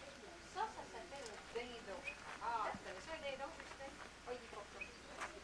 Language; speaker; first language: French; native; French